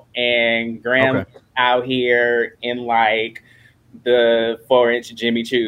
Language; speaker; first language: English; native; English